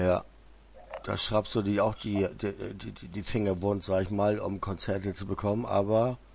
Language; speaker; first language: German; native; German